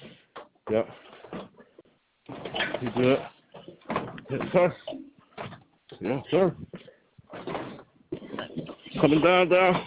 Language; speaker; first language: English; native; English